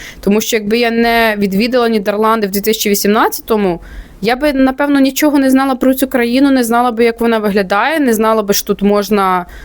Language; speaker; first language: Ukrainian; non-native, local second language; Russian